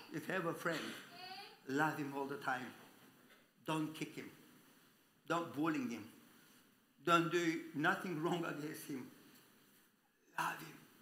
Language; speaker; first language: English; non-native, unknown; Romanian